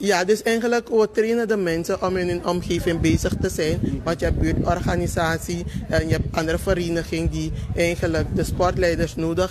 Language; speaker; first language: Dutch; native; Dutch